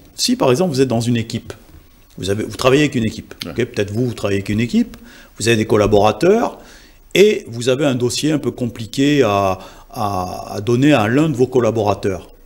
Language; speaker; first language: French; native; French